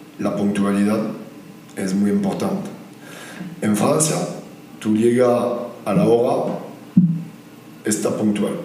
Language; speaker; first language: Spanish; non-native, learner; French